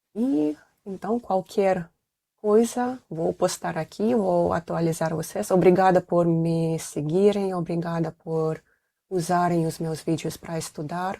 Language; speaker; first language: Portuguese; non-native, fluent; Russian